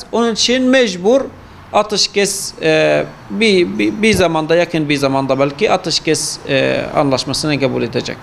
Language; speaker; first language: Turkish; non-native, fluent; Arabic